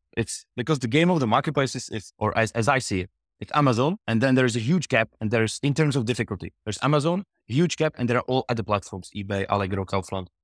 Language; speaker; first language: English; non-native, fluent; Czech